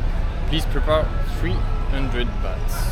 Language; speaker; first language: English; non-native, learner; French